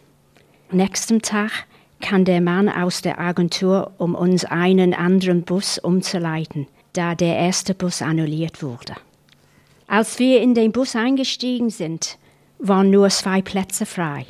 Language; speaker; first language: German; non-native, fluent; English